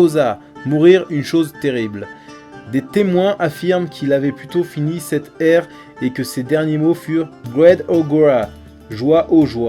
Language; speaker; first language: French; native; French